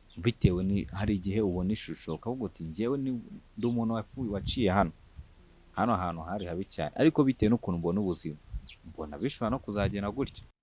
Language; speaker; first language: Kinyarwanda; native; Kinyarwanda